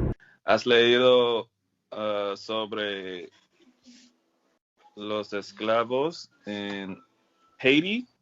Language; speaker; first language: Spanish; non-native, fluent; English